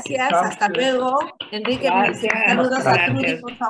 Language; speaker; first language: Spanish; native; Spanish